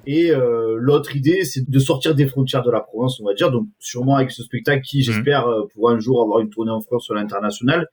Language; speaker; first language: French; native; French